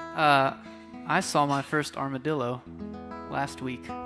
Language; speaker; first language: English; native; English